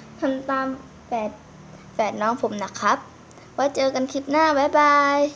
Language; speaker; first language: Thai; native; Thai